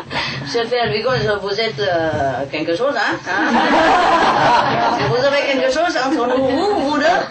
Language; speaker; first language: French; non-native, fluent; Vietnamese